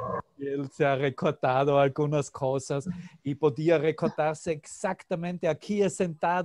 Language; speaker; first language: Spanish; non-native, fluent; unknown